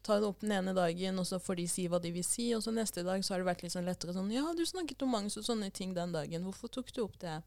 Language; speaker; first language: Norwegian; early bilingual, other home language; Persian